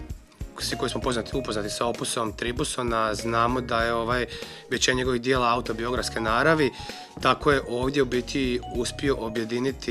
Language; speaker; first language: Croatian; native; Croatian